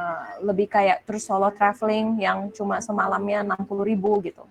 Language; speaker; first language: Indonesian; native; Indonesian